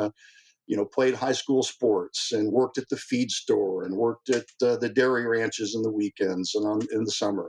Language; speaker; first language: English; native; English